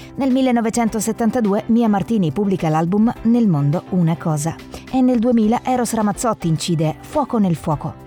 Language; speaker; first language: Italian; native; Italian